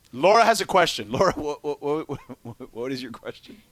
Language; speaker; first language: English; native; English